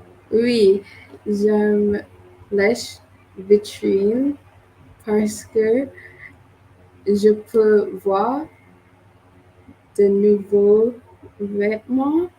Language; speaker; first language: French; non-native, learner; English